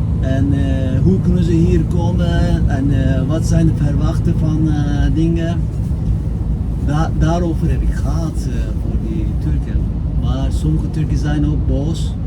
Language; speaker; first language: Dutch; non-native, fluent; Turkish